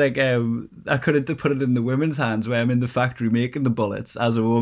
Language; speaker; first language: English; native; English